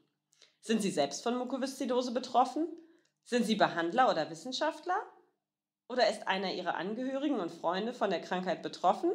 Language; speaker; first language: German; native; German